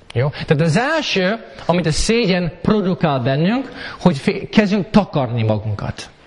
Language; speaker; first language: Hungarian; early bilingual, heritage; Hungarian